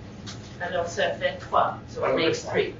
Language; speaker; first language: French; non-native, learner; English